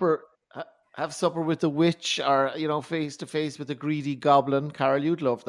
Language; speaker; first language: English; native; English